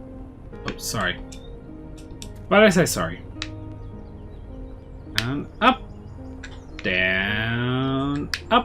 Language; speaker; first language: English; native; English